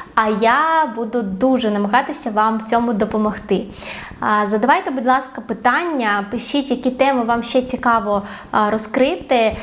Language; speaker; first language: Ukrainian; non-native, local second language; Russian